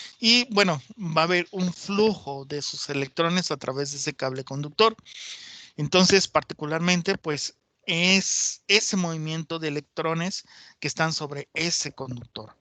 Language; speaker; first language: Spanish; native; Spanish